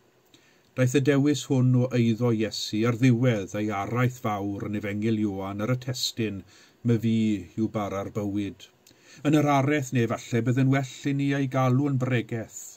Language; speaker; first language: Welsh; native; Welsh